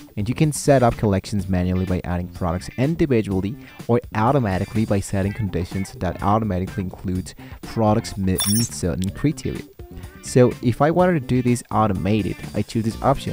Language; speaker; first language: English; non-native, fluent; Spanish